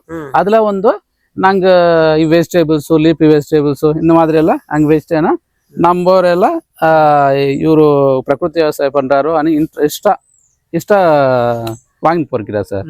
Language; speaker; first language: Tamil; non-native, local second language; Telugu